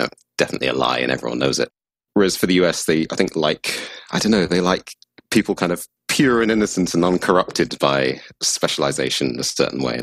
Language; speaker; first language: English; native; English